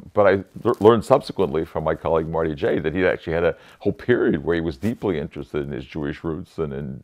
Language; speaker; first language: English; native; English